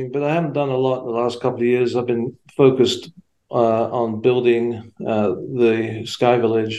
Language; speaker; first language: English; native; English